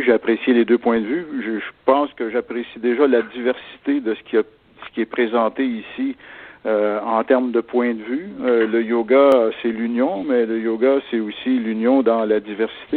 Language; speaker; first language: French; native; French